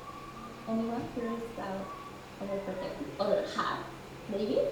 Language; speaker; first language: English; non-native, fluent; Spanish